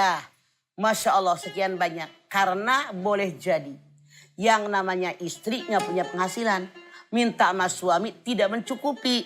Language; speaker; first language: Indonesian; native; Indonesian